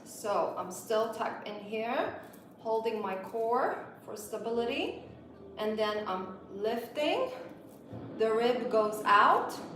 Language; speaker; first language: English; non-native, fluent; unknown